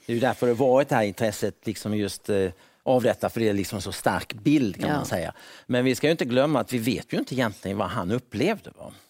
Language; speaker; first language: Swedish; native; Swedish